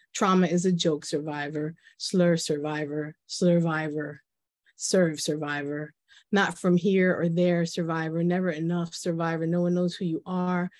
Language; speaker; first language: English; early bilingual, other home language; Spanish